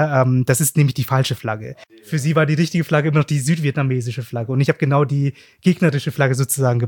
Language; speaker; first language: German; native; German